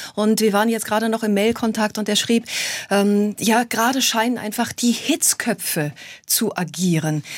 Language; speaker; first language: German; native; German